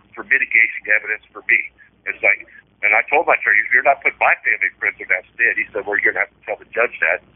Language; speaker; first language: English; native; English